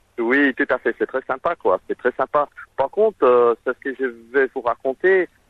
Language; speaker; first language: French; non-native, local second language; Morisyen